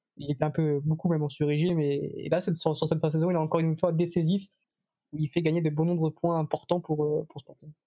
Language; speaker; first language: French; native; French